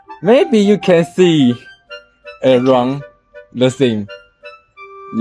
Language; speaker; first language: English; non-native, learner; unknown